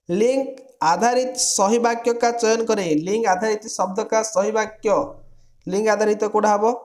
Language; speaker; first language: Hindi; non-native, local second language; Odia